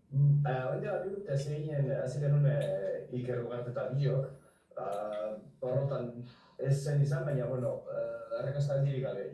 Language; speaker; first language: Basque; non-native, local second language; Spanish